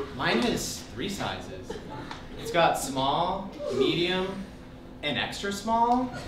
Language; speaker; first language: English; native; English